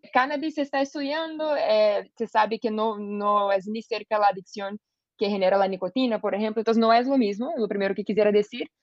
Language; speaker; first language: Spanish; non-native, fluent; Portuguese